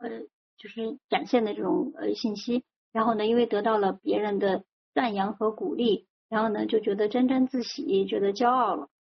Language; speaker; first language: Chinese; native; Chinese